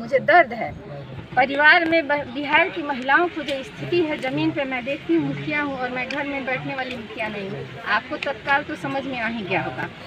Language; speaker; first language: Hindi; native; Hindi